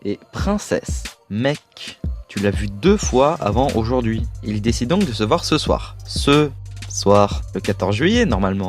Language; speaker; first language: French; native; French